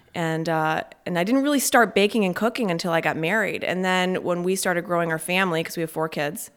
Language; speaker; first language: English; native; English